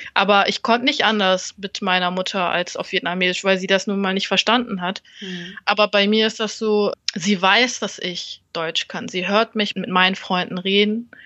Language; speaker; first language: German; early bilingual, other home language; Vietnamese